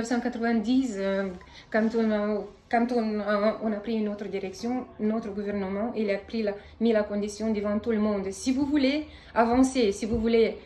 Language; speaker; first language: French; non-native, fluent; Romanian